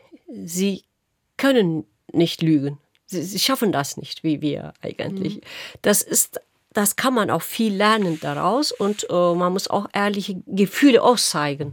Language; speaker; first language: German; non-native, local second language; Turkish